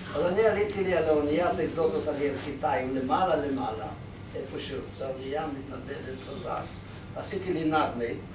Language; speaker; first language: Hebrew; non-native, fluent; Polish